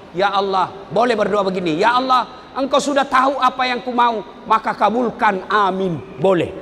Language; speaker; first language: Indonesian; non-native, local second language; Buginese